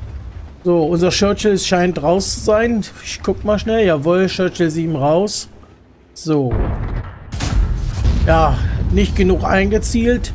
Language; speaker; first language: German; native; German